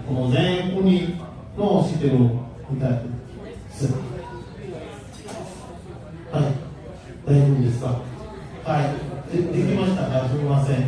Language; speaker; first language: Japanese; non-native, learner; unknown